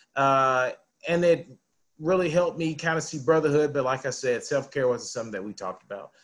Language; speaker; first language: English; native; English